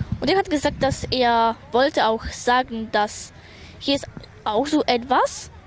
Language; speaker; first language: German; non-native, learner; Polish